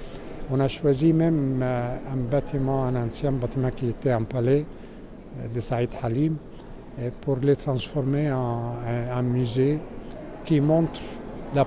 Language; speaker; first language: French; non-native, fluent; Arabic